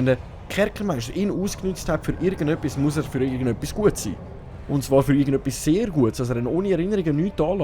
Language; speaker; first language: German; native; German